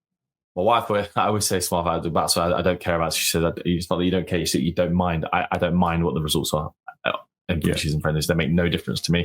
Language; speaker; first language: English; native; English